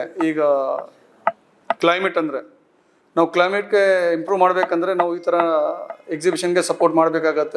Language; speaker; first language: Kannada; non-native, local second language; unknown